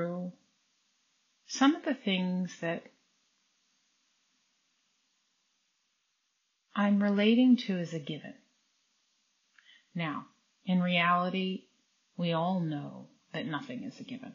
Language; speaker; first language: English; native; English